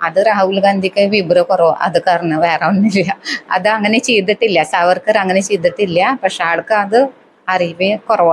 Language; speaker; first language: Malayalam; non-native, fluent; Marathi